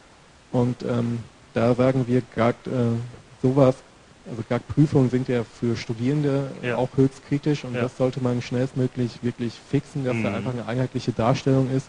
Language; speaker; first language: German; native; German